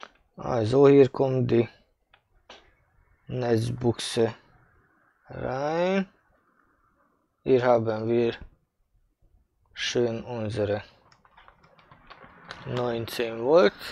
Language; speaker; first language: German; non-native, fluent; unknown